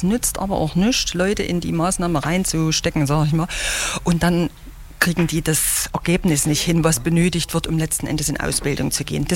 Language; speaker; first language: German; native; German